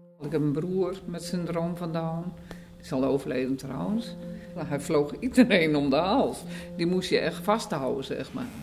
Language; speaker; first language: Dutch; native; Dutch